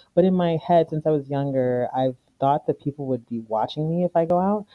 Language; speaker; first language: English; native; English